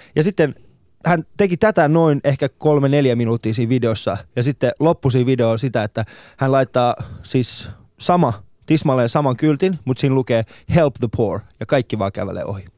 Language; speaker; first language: Finnish; non-native, fluent; Persian